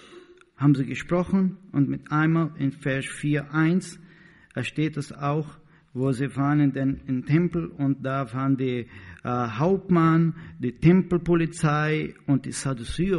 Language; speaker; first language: German; non-native, learner; Portuguese